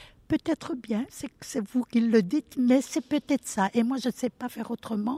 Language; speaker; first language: French; early bilingual, other home language; Italian